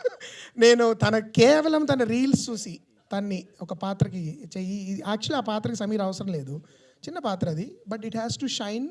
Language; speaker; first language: Telugu; native; Telugu